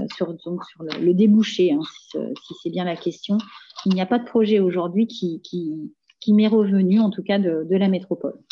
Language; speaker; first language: French; native; French